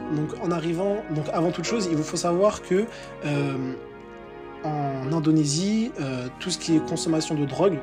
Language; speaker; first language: French; native; French